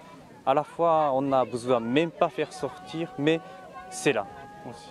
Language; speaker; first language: French; non-native, fluent; Japanese